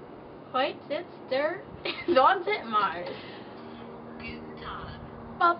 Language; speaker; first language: German; non-native, learner; English